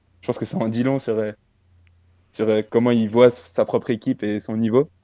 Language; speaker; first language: French; native; French